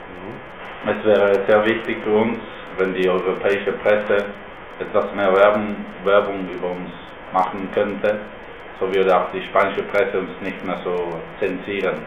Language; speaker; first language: German; non-native, fluent; Spanish